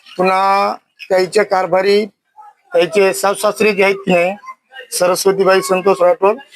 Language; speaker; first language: Marathi; non-native, local second language; Lambadi